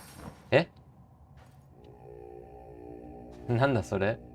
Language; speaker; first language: Japanese; non-native, learner; English